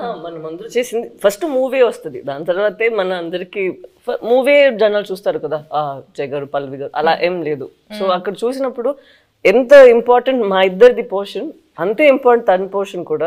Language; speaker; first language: Telugu; non-native, fluent; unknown